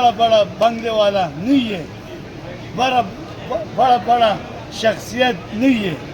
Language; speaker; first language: Hindi; non-native, local second language; Pashto